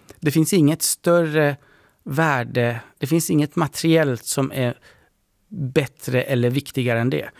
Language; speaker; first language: Swedish; early bilingual, other home language; Persian